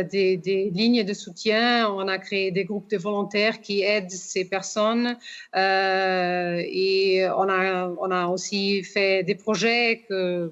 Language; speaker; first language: French; non-native, fluent; Portuguese